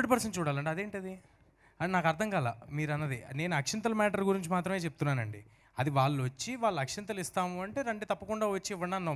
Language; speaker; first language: Telugu; native; Telugu